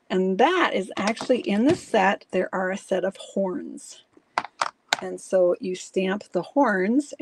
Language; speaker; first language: English; native; English